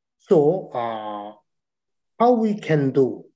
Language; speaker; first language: English; non-native, learner; Chinese